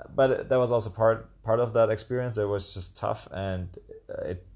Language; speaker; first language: English; non-native, fluent; German